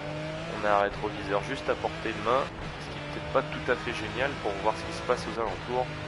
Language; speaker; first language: French; native; French